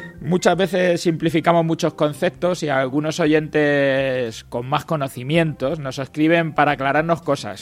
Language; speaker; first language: Spanish; native; Spanish